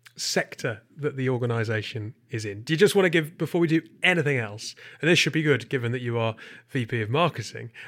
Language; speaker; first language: English; native; English